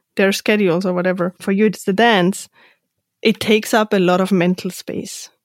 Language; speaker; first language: English; non-native, fluent; German